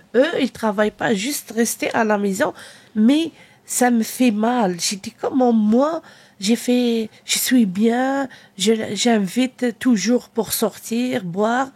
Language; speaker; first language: French; non-native, learner; Arabic